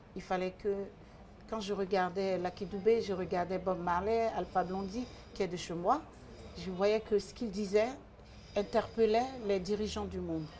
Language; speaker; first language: French; early bilingual, other home language; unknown